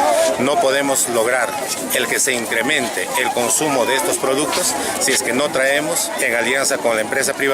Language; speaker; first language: Spanish; native; Spanish